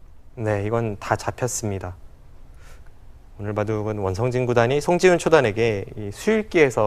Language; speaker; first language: Korean; native; Korean